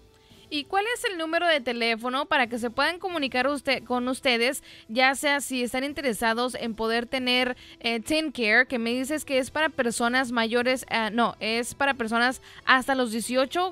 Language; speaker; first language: Spanish; native; Spanish